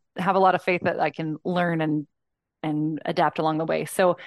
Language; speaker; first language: English; native; English